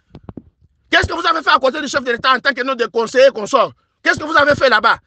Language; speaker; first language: French; non-native, local second language; Luba-Lulua